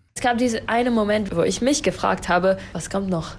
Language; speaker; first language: German; non-native, fluent; Arabic